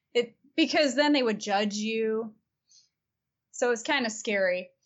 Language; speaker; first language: English; native; English